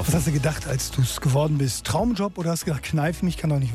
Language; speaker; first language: German; native; German